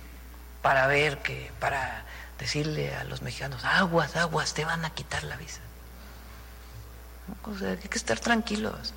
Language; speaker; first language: Spanish; native; Spanish